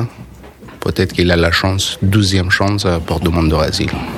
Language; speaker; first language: French; non-native, learner; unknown